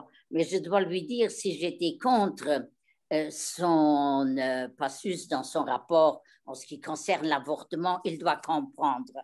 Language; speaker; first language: French; non-native, local second language; Luxembourgish